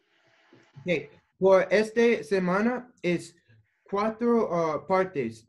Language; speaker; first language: Spanish; non-native, learner; English